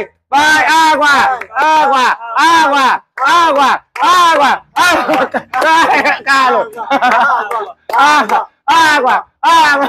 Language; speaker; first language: Portuguese; non-native, learner; Vietnamese